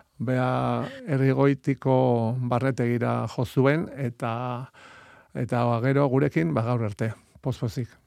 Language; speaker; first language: Basque; native; Basque